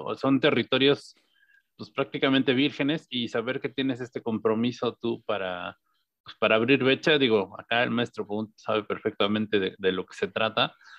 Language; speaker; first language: Spanish; native; Spanish